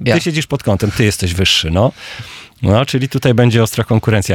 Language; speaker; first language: Polish; native; Polish